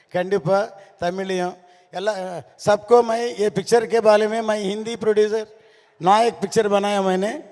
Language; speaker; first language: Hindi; non-native, local second language; Tamil